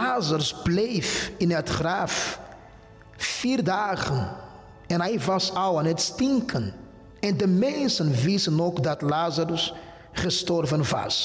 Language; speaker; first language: Dutch; non-native, fluent; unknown